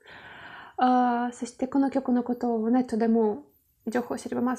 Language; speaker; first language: Japanese; non-native, learner; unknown